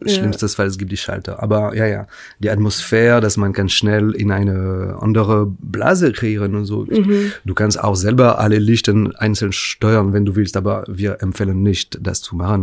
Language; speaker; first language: German; non-native, fluent; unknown